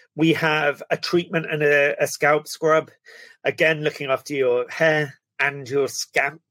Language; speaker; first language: English; native; English